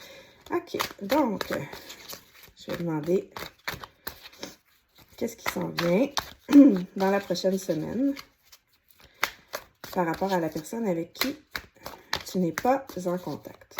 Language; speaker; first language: French; native; French